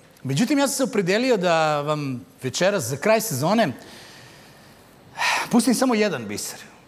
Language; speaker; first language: Serbian; native; Serbian